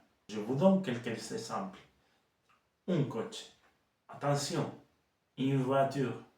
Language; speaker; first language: French; non-native, fluent; Spanish